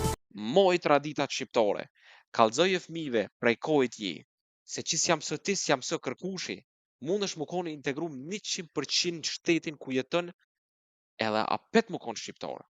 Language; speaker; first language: Albanian; early bilingual, heritage; Albanian